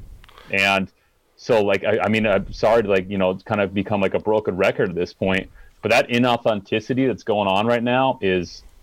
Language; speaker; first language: English; native; English